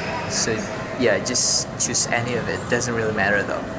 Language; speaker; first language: English; non-native, fluent; Indonesian